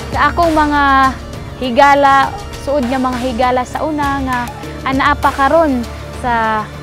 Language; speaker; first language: Cebuano; non-native, local second language; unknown